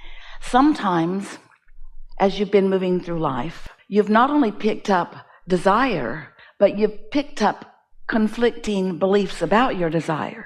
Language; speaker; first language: English; native; English